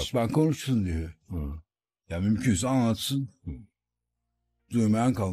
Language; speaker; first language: Turkish; native; Turkish